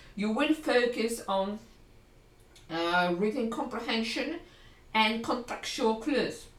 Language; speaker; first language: English; non-native, fluent; Polish